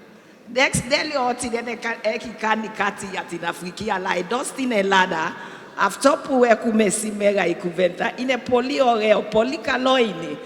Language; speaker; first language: Greek; non-native, learner; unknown